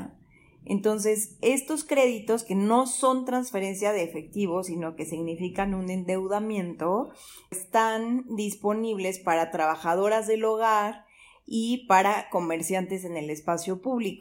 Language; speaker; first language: Spanish; native; Spanish